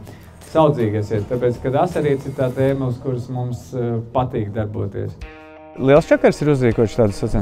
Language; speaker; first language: Latvian; native; Latvian